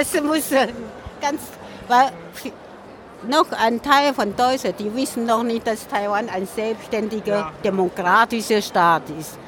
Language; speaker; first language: German; non-native, learner; Min Nan Chinese